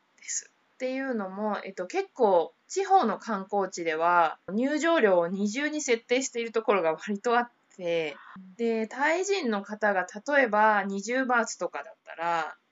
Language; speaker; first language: Japanese; native; Japanese